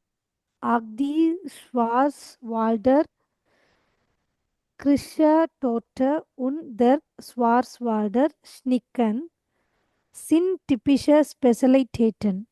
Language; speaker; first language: German; non-native, learner; Tamil